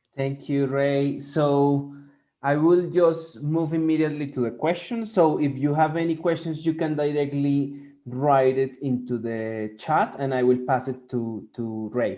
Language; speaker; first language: English; non-native, fluent; Spanish